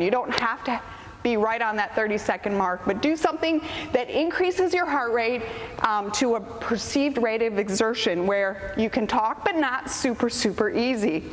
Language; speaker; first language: English; native; English